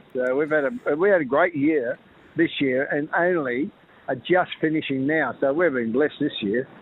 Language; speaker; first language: English; native; English